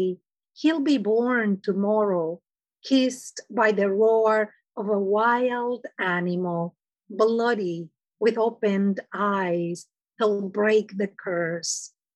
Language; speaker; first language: English; non-native, fluent; Spanish